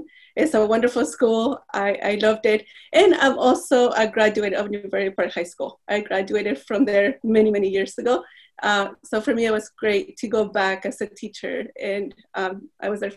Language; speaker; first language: English; non-native, fluent; Spanish